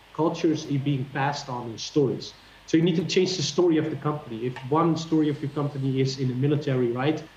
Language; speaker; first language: English; non-native, fluent; Dutch